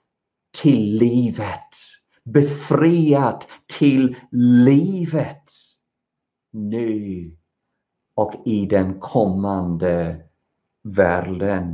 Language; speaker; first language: Swedish; non-native, fluent; English